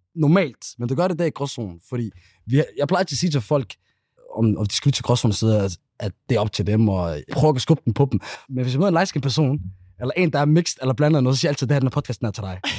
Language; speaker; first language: Danish; early bilingual, other home language; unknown